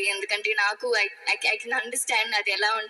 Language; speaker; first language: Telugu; non-native, learner; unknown